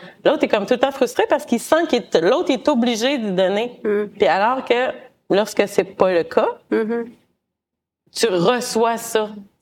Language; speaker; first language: French; native; French